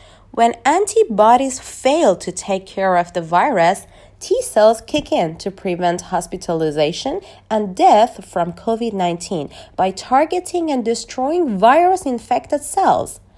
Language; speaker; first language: English; non-native, fluent; Persian